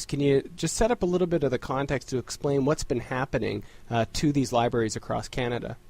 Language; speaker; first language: English; native; English